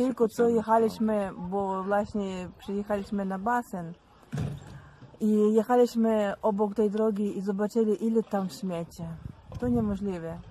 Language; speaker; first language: Polish; non-native, learner; Ukrainian